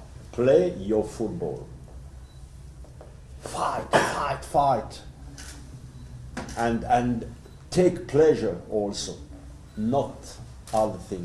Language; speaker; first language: English; non-native, learner; French